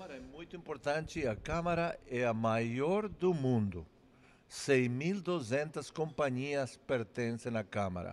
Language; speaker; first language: Portuguese; non-native, fluent; English